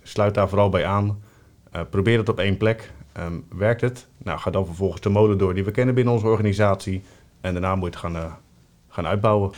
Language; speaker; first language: Dutch; native; Dutch